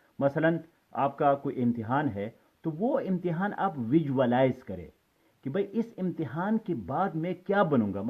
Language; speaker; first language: Urdu; non-native, local second language; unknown